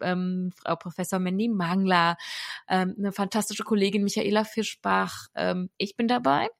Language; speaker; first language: German; native; German